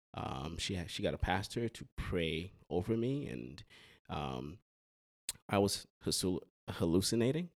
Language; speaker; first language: English; early bilingual, other home language; Haitian Creole